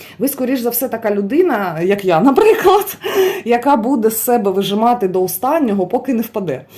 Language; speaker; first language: Ukrainian; non-native, local second language; Russian